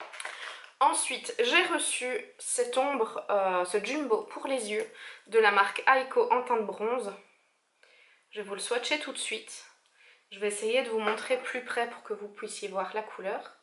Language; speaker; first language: French; native; French